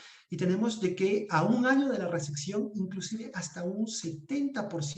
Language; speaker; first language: Spanish; native; Spanish